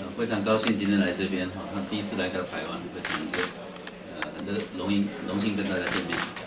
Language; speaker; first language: Chinese; native; Chinese